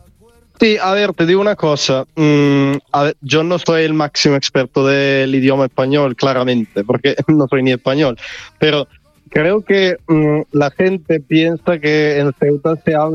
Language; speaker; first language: Spanish; non-native, fluent; Italian